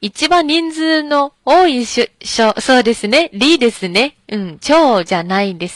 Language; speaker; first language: Japanese; non-native, fluent; Chinese